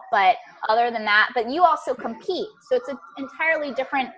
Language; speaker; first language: English; native; English